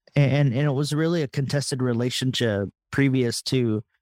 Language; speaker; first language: English; native; English